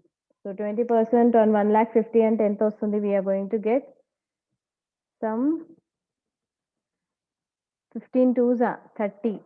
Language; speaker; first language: English; non-native, local second language; Telugu